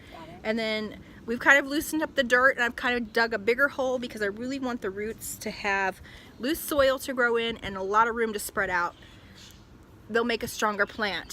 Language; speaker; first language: English; native; English